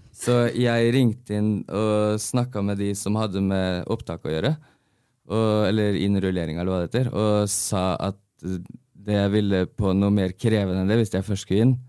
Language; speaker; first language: Norwegian; early bilingual, heritage; Norwegian